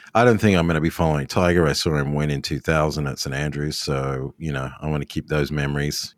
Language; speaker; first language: English; native; English